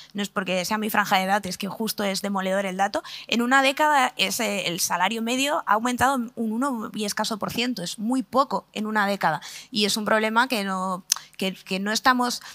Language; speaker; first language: Spanish; native; Spanish